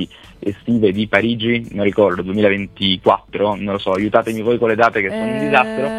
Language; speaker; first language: Italian; native; Italian